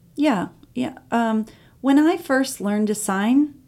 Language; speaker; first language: English; native; English